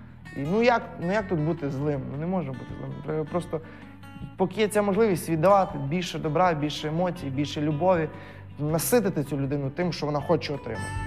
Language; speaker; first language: Ukrainian; native; Ukrainian